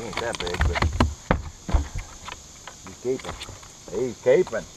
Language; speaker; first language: English; native; English